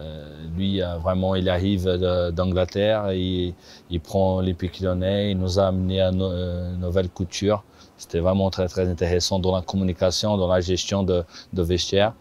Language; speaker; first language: French; non-native, fluent; Portuguese